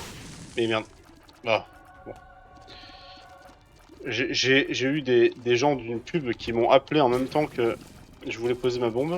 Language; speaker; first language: French; native; French